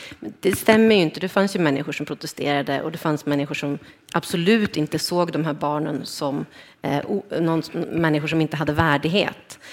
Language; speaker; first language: Swedish; native; Swedish